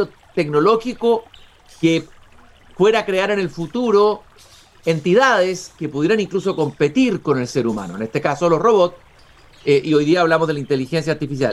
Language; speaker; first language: Spanish; native; Spanish